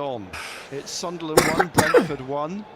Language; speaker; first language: English; native; English